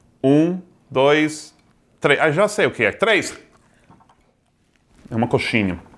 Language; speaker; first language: Portuguese; non-native, fluent; English